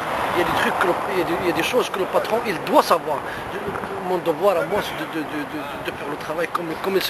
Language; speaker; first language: French; non-native, fluent; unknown